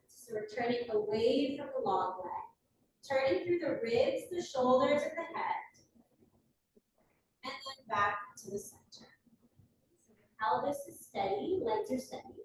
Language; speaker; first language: English; native; English